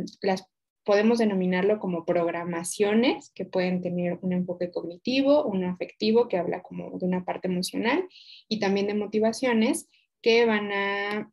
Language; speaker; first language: Spanish; native; Spanish